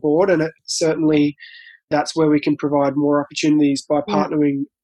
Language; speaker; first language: English; native; English